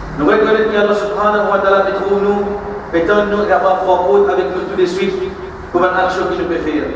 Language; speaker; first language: French; non-native, local second language; Morisyen